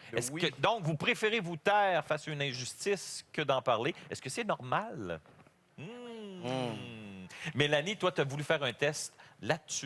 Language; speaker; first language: French; native; French